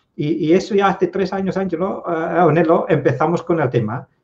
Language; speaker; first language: Spanish; non-native, fluent; Dutch